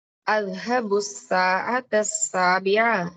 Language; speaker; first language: Arabic; non-native, learner; Tamil